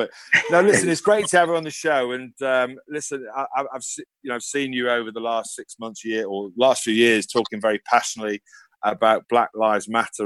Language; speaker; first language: English; native; English